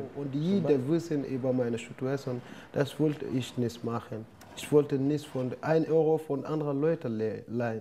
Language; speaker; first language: German; non-native, learner; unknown